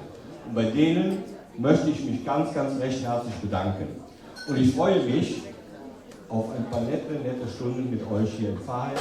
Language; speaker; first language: German; native; German